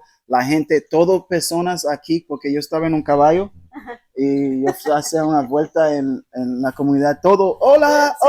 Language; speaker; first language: Spanish; non-native, learner; English